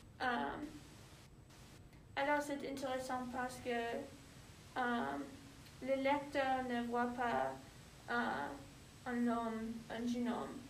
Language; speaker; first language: French; non-native, learner; English